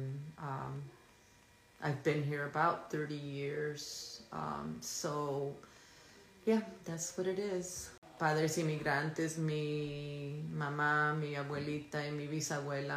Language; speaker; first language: English; early bilingual, other home language; Spanish